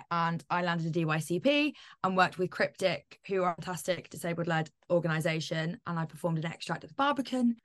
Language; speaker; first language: English; native; English